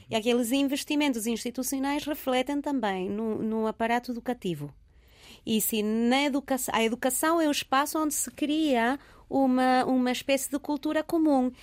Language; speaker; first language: Portuguese; early bilingual, heritage; Portuguese